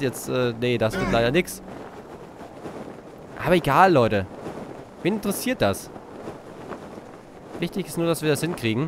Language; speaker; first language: German; native; German